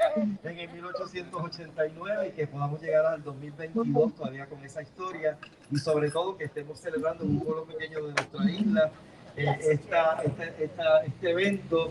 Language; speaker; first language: Spanish; native; Spanish